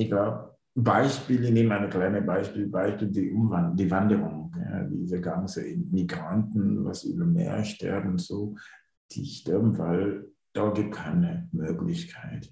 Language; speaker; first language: German; non-native, fluent; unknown